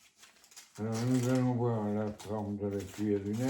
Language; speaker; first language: French; native; French